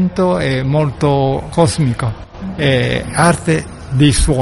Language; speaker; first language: Italian; non-native, learner; Japanese